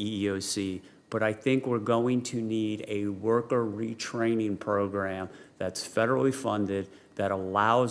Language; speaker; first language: English; native; English